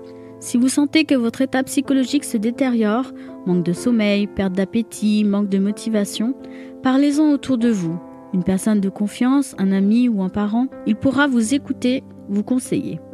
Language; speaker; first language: French; native; French